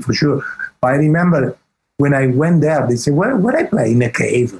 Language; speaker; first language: English; non-native, fluent; Italian